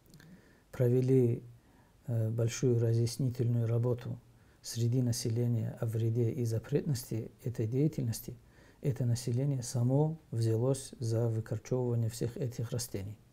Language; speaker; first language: Russian; native; Russian